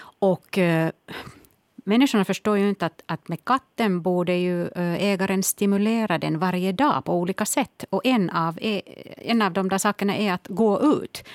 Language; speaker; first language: Swedish; non-native, local second language; Finnish